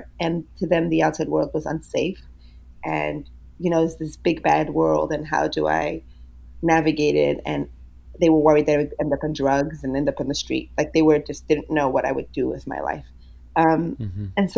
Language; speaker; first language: English; early bilingual, other home language; Yiddish